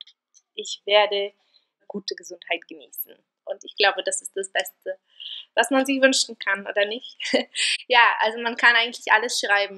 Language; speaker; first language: German; non-native, fluent; Bulgarian